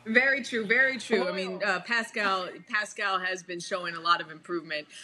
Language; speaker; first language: English; native; English